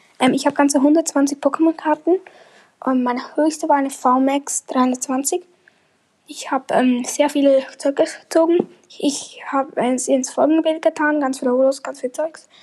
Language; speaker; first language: German; native; German